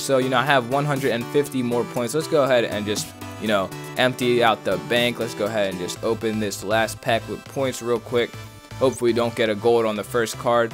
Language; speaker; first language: English; native; English